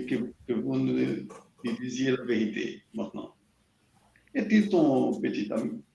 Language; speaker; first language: French; non-native, learner; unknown